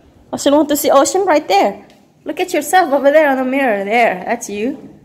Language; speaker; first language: English; non-native, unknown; Javanese